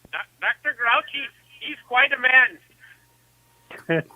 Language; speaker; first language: English; native; English